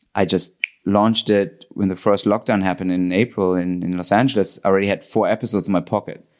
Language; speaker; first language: English; non-native, fluent; German